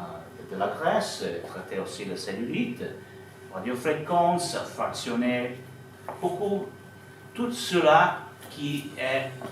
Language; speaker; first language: French; non-native, fluent; Italian